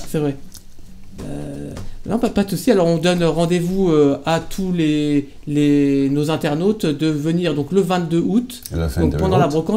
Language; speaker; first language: French; native; French